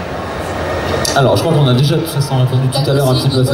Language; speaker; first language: French; native; French